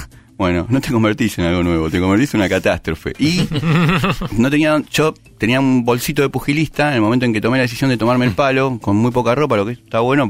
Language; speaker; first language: Spanish; native; Spanish